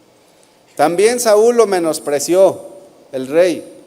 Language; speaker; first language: Spanish; native; Spanish